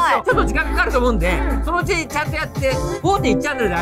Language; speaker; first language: Japanese; native; Japanese